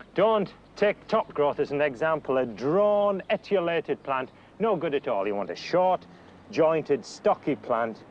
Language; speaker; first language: English; native; English